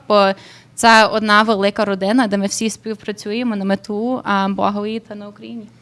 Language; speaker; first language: Ukrainian; early bilingual, heritage; Ukrainian